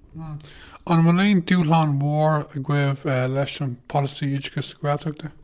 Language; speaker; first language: Irish; non-native, local second language; English